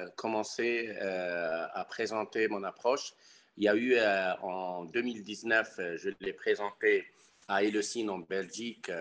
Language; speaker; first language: French; non-native, local second language; Arabic